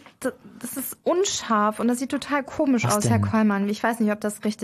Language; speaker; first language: German; native; German